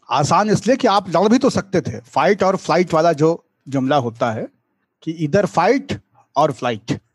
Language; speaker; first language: Hindi; native; Hindi